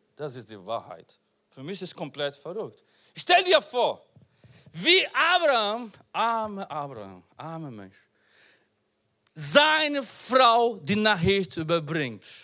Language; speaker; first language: German; non-native, learner; Portuguese